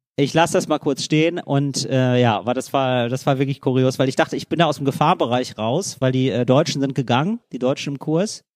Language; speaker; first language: German; native; German